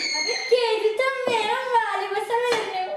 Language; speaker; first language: Italian; native; Italian